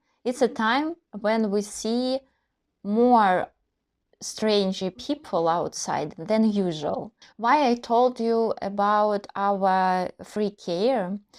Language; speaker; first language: English; non-native, learner; Russian